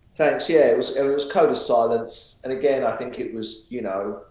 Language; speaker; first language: English; native; English